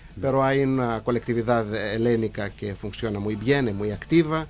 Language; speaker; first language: Spanish; non-native, learner; Greek